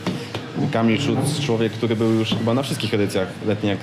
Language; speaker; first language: Polish; native; Polish